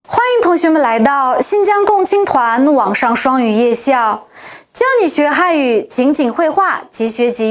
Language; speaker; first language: Chinese; non-native, local second language; Uyghur